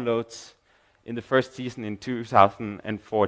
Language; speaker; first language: English; non-native, fluent; Danish